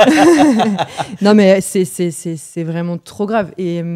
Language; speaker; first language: French; native; French